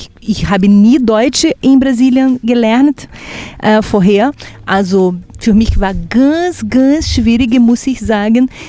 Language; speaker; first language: German; non-native, fluent; Portuguese